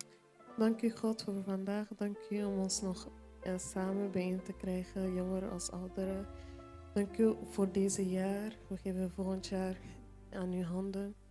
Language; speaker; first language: Dutch; non-native, local second language; French